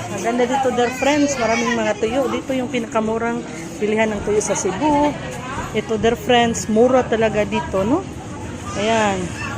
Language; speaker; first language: Filipino; non-native, local second language; Cebuano